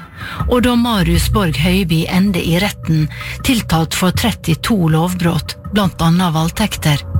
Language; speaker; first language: Norwegian; native; Norwegian